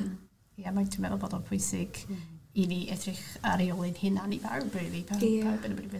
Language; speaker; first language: Welsh; non-native, local second language; English